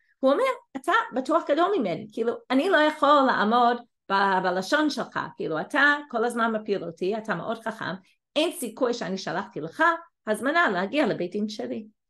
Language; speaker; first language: Hebrew; non-native, fluent; English